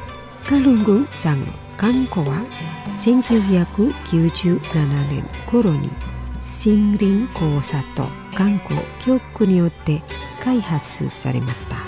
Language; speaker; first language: Japanese; non-native, fluent; Indonesian